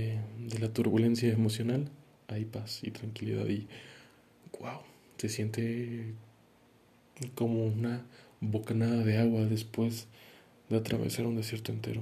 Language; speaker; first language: Spanish; native; Spanish